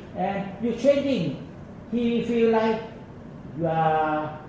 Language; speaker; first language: English; non-native, learner; Thai